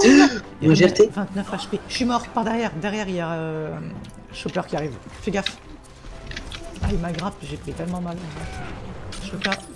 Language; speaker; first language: French; native; French